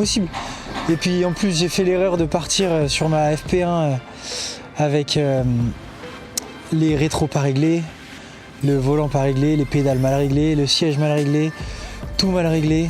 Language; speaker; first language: French; native; French